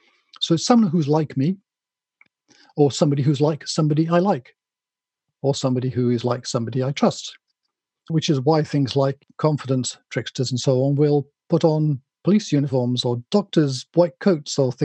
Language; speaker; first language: English; native; English